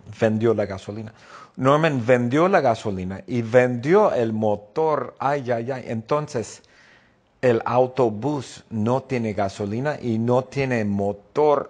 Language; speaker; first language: Spanish; non-native, fluent; English